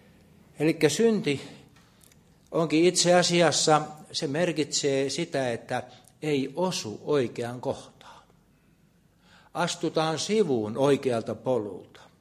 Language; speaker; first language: Finnish; native; Finnish